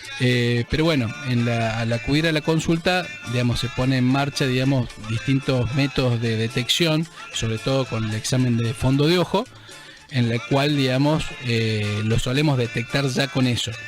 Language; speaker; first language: Spanish; native; Spanish